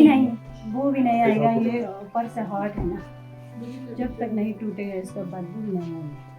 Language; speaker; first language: Hindi; non-native, local second language; Balti